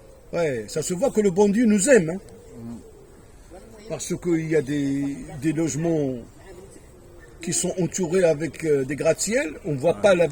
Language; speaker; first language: French; native; French